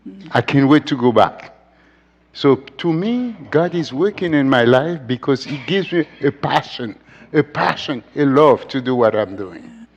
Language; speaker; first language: English; non-native, fluent; Haitian Creole